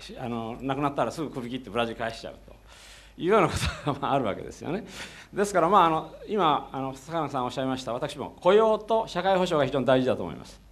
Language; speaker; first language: Japanese; native; Japanese